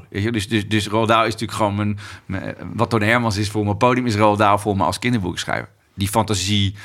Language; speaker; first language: Dutch; native; Dutch